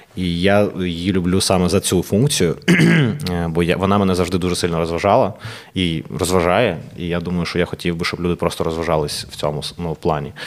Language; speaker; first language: Ukrainian; non-native, local second language; Russian